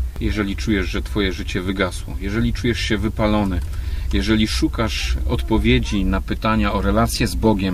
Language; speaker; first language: Polish; native; Polish